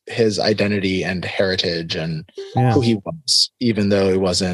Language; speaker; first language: English; native; English